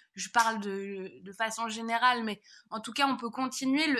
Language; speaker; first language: French; native; French